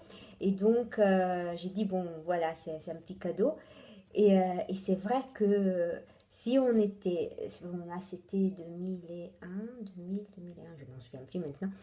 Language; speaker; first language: French; non-native, fluent; Italian